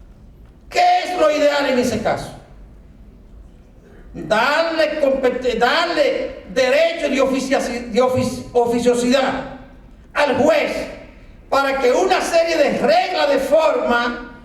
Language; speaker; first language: Spanish; native; Spanish